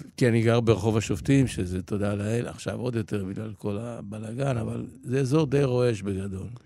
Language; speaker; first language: Hebrew; early bilingual, other home language; Polish